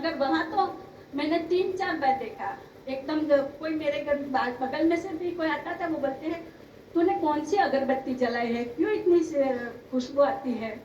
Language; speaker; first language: Hindi; non-native, local second language; Gujarati